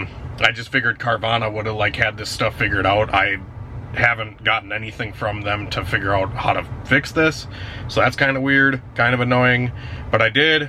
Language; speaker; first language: English; native; English